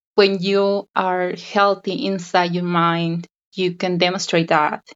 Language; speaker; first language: English; non-native, learner; Spanish